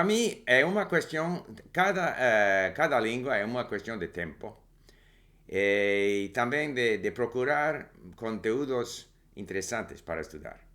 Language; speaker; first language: Portuguese; non-native, learner; English